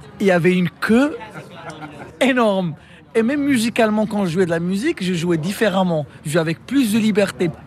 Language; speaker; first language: French; non-native, local second language; Arabic